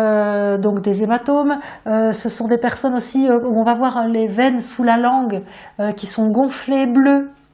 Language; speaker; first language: French; native; French